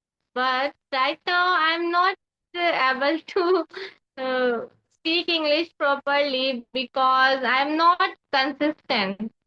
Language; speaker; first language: English; non-native, learner; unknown